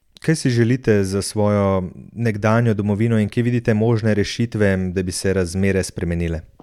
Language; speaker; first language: Slovenian; native; Slovenian